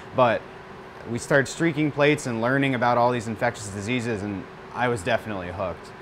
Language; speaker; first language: English; native; English